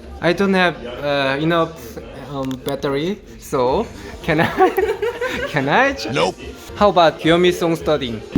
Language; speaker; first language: English; non-native, learner; Korean